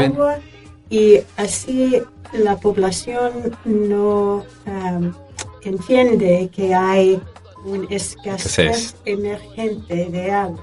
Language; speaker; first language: Spanish; non-native, fluent; English